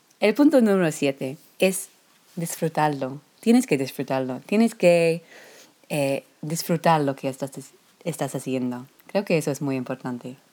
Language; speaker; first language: Spanish; non-native, learner; English